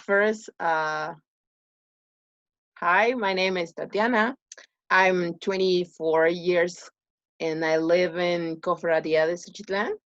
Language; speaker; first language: English; non-native, learner; Spanish